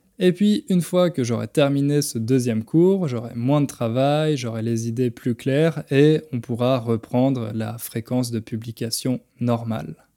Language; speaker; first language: French; native; French